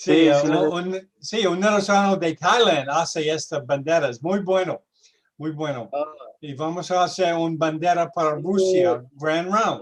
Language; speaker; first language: Spanish; non-native, learner; English